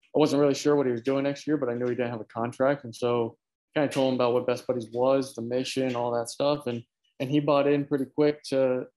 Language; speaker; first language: English; native; English